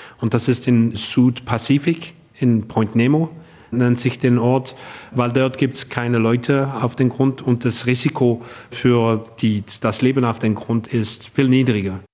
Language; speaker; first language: German; non-native, local second language; French